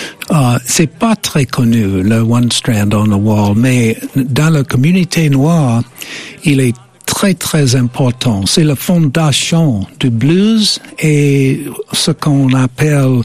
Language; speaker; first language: French; non-native, fluent; English